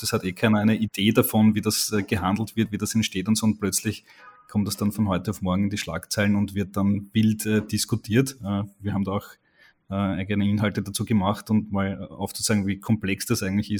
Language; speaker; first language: German; native; German